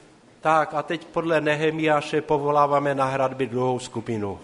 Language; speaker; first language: Czech; non-native, local second language; Polish